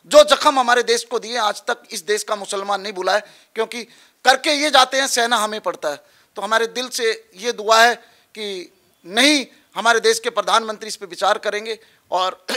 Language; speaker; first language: Hindi; native; Hindi